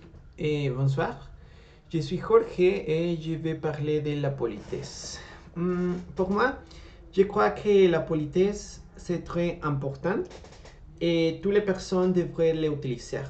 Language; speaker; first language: French; non-native, learner; Spanish